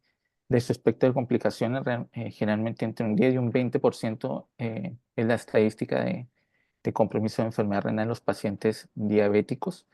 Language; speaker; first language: Spanish; native; Spanish